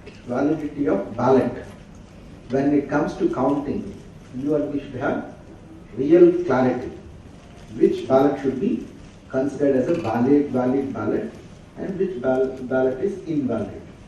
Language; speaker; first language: English; non-native, local second language; Telugu